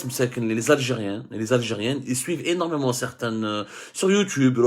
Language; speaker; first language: French; non-native, local second language; Arabic